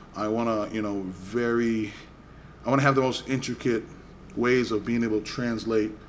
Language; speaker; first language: English; native; English